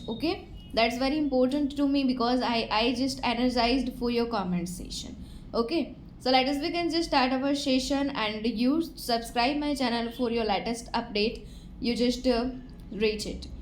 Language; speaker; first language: English; non-native, local second language; Gujarati